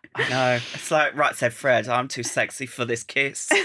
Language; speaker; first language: English; native; English